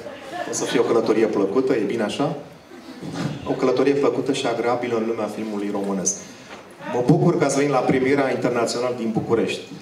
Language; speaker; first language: Romanian; native; Romanian